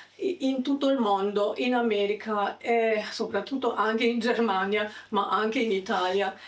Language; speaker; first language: Italian; non-native, learner; German